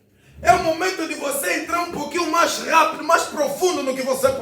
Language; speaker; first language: Portuguese; non-native, fluent; Lingala